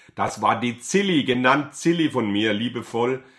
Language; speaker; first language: German; native; German